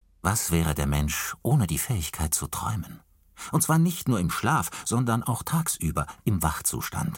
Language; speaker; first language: German; native; German